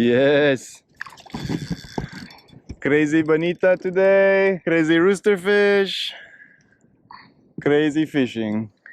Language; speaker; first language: English; non-native, learner; French